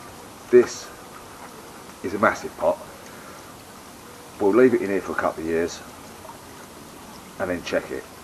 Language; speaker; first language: English; native; English